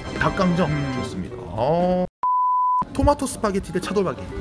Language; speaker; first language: Korean; native; Korean